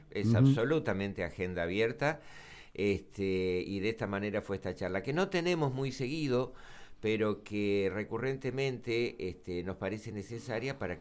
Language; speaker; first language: Spanish; native; Spanish